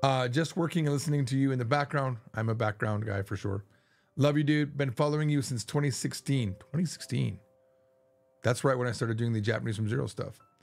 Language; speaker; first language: English; native; English